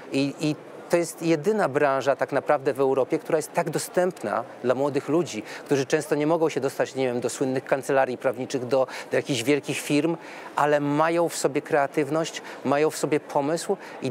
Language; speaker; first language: Polish; native; Polish